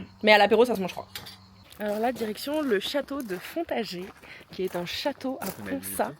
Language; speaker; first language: French; native; French